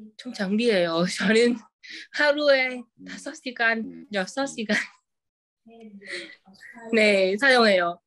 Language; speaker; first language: Korean; non-native, learner; Vietnamese